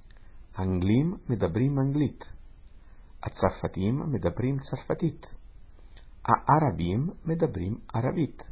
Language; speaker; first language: Hebrew; non-native, fluent; Italian